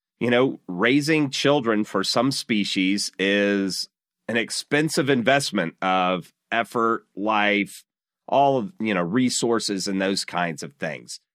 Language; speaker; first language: English; native; English